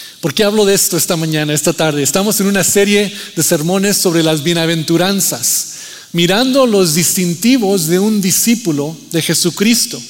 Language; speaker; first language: Spanish; early bilingual, heritage; Spanish